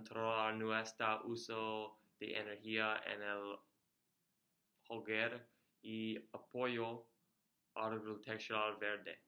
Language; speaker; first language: Spanish; non-native, learner; English